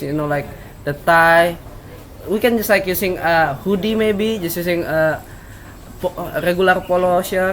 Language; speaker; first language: English; non-native, learner; Indonesian